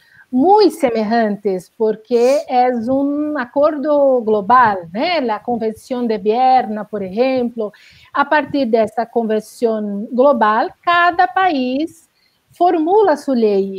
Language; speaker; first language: Spanish; non-native, learner; Portuguese